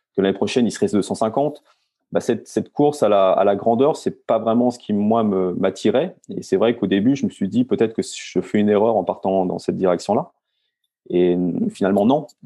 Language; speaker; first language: French; native; French